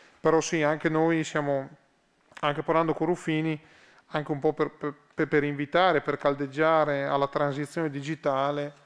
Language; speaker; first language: Italian; native; Italian